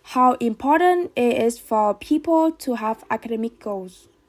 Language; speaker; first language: English; non-native, learner; Vietnamese